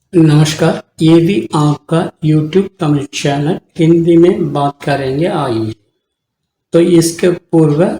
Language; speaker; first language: Hindi; non-native, local second language; Tamil